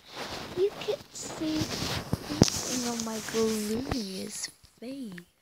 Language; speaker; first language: English; non-native, learner; Spanish